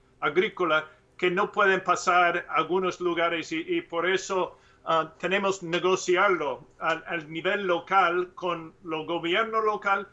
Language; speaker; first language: Spanish; non-native, learner; English